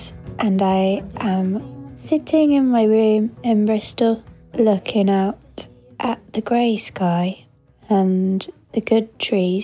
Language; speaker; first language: English; native; English